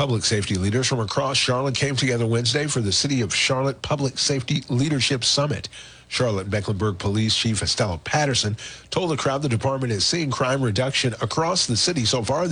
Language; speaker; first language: English; native; English